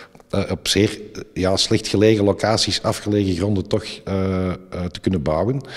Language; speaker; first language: Dutch; native; Dutch